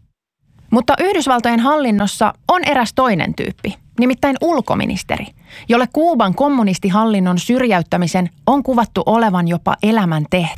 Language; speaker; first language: Finnish; native; Finnish